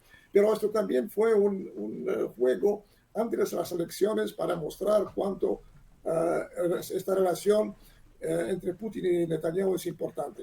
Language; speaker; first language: Spanish; non-native, learner; Hebrew